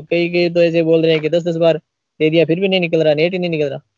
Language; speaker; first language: Hindi; native; Hindi